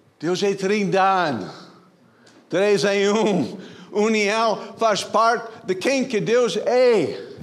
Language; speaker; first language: Portuguese; non-native, fluent; English